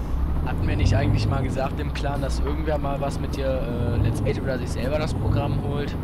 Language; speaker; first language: German; native; German